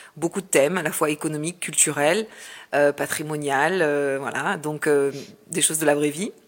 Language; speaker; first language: French; native; French